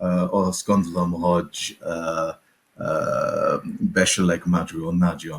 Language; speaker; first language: Hungarian; non-native, learner; English